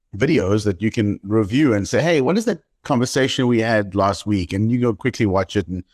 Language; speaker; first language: English; native; English